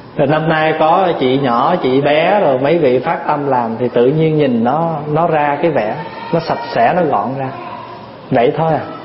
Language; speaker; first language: Vietnamese; early bilingual, heritage; Vietnamese